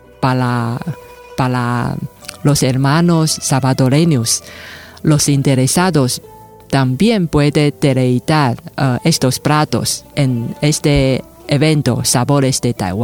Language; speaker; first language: Spanish; non-native, fluent; Chinese